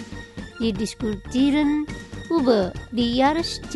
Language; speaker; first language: German; non-native, fluent; Indonesian